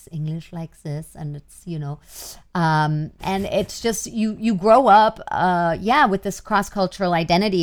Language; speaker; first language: English; native; English